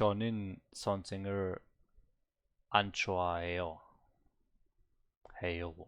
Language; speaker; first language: Korean; non-native, learner; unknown